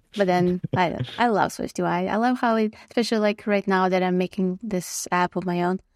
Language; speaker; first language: English; non-native, fluent; Croatian